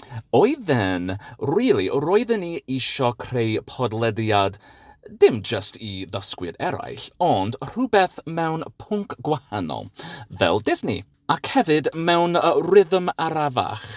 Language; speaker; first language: Welsh; non-native, learner; English